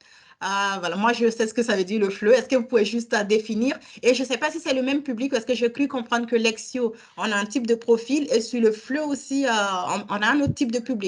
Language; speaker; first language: French; native; French